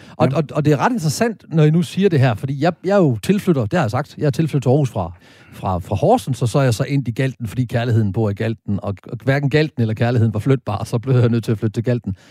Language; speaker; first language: Danish; native; Danish